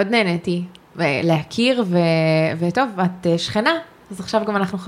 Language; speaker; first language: Hebrew; native; Hebrew